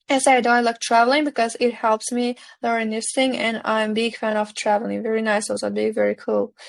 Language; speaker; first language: English; non-native, fluent; Uzbek